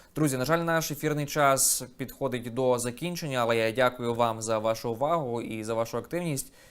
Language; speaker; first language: Ukrainian; native; Ukrainian